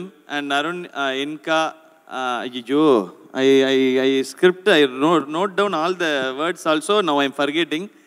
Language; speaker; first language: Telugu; non-native, learner; Tamil